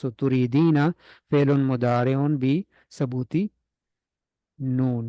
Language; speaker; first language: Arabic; non-native, fluent; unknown